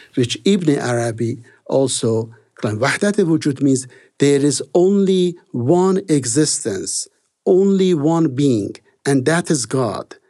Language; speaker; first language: English; non-native, fluent; Persian